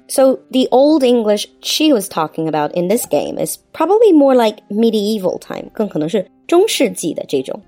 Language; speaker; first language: English; non-native, fluent; Chinese